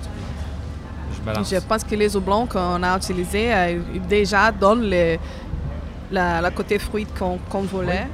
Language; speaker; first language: French; non-native, fluent; Portuguese